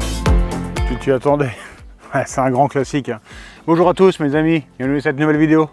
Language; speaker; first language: French; native; French